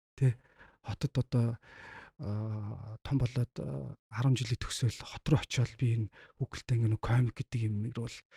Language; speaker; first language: Mongolian; native; Mongolian